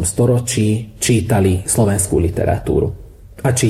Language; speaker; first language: Slovak; early bilingual, heritage; Slovak